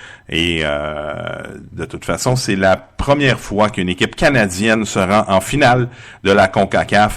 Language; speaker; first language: French; native; French